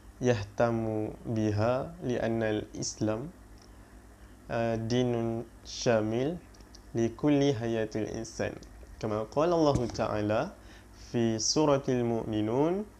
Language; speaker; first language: Arabic; non-native, learner; Malay